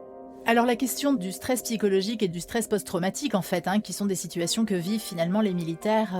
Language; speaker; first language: French; native; French